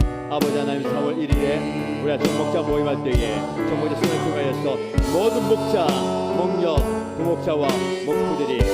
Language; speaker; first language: Korean; native; Korean